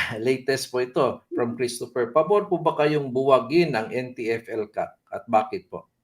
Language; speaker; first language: Filipino; native; Filipino